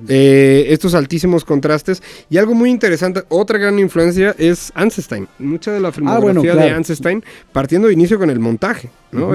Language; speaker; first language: Spanish; native; Spanish